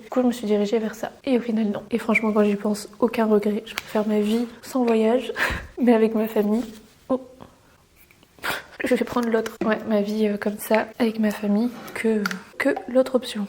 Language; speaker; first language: French; native; French